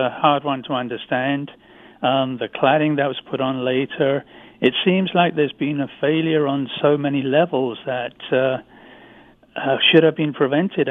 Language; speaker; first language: English; native; English